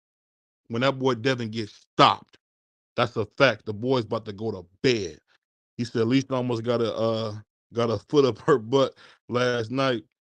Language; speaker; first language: English; native; English